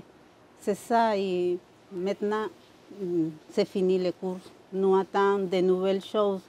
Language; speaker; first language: French; non-native, learner; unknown